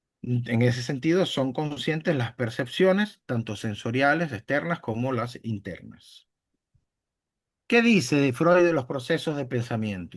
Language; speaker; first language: Spanish; native; Spanish